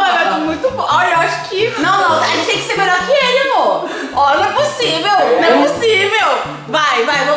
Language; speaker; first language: Portuguese; native; Portuguese